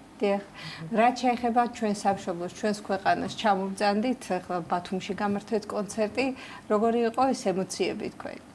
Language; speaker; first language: Georgian; native; Georgian